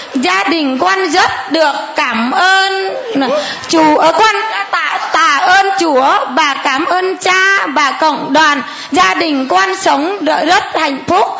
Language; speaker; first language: Vietnamese; non-native, local second language; Muong